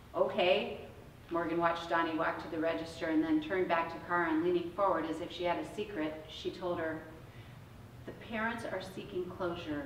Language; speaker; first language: English; native; English